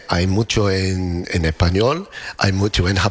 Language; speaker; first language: Spanish; non-native, learner; English